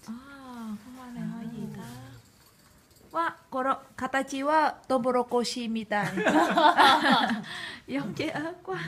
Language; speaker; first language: Japanese; non-native, learner; Vietnamese